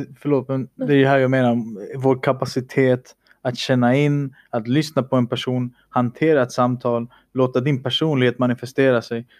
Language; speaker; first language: Swedish; early bilingual, other home language; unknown